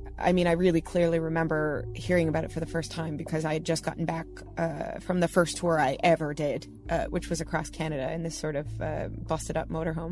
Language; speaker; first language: English; native; English